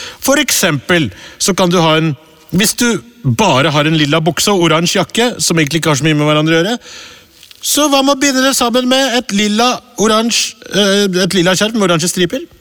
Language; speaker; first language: Norwegian; early bilingual, other home language; Urdu